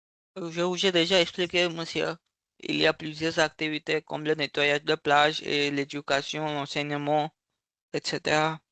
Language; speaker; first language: French; non-native, fluent; Hindi